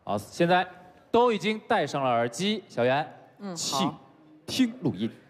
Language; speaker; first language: Chinese; native; Chinese